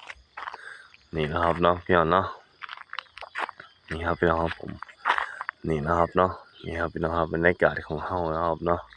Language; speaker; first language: Thai; non-native, local second language; Northeastern Thai